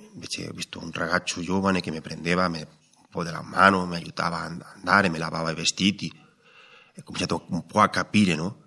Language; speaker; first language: Italian; non-native, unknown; Spanish